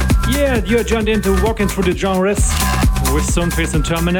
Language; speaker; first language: English; non-native, fluent; German